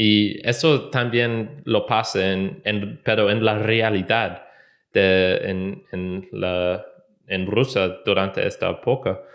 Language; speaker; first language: Spanish; non-native, learner; English